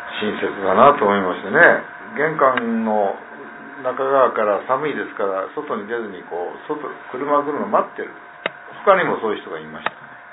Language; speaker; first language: Japanese; native; Japanese